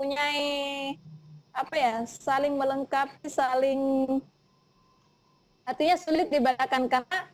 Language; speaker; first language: Indonesian; native; Indonesian